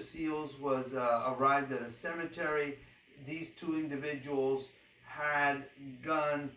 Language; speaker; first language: English; early bilingual, other home language; Spanish